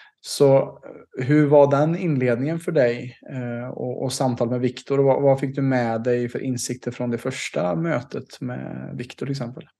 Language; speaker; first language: Swedish; native; Swedish